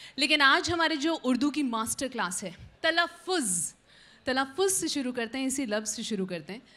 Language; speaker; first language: Hindi; native; Hindi